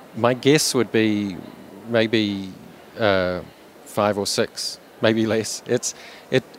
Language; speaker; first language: English; native; English